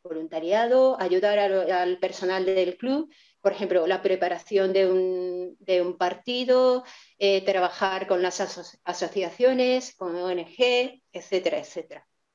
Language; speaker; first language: Spanish; non-native, fluent; Japanese